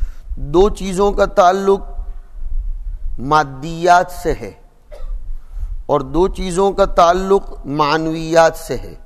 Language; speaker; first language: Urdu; non-native, local second language; Gujarati